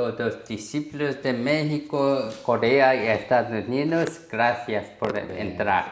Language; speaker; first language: Spanish; non-native, learner; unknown